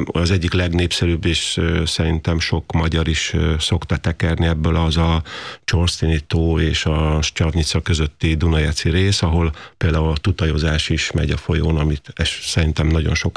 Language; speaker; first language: Hungarian; native; Hungarian